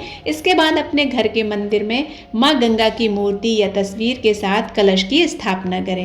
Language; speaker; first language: Hindi; native; Hindi